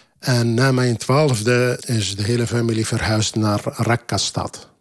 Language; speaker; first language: Dutch; non-native, fluent; Arabic